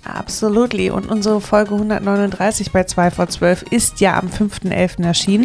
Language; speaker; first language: German; native; German